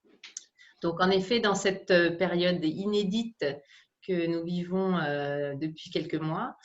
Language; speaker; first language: French; native; French